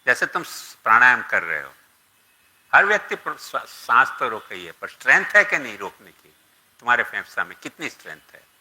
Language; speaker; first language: Hindi; non-native, local second language; Gujarati